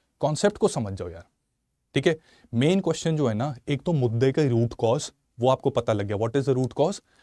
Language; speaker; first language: Hindi; native; Hindi